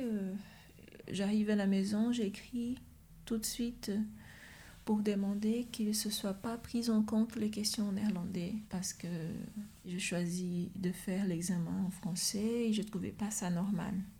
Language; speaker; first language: French; non-native, fluent; Portuguese